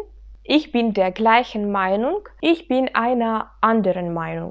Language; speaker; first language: German; non-native, fluent; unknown